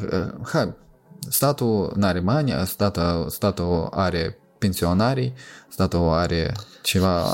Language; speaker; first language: Romanian; non-native, local second language; Russian